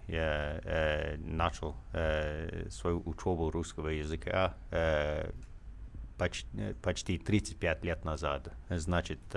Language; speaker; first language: Russian; non-native, fluent; English